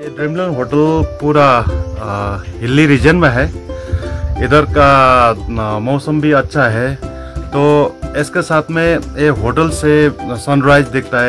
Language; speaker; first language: Hindi; non-native, learner; Nepali